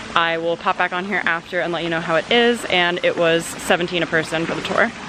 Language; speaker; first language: English; native; English